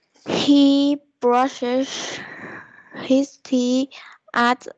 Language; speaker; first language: English; non-native, learner; Vietnamese